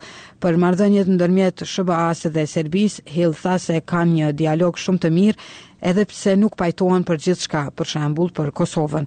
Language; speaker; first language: Albanian; native; Albanian